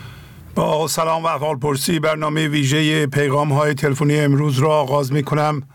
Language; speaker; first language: Persian; native; Persian